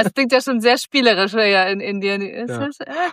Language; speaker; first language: German; native; German